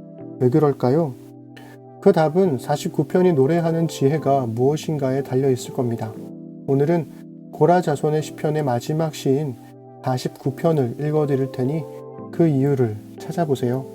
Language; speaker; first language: Korean; native; Korean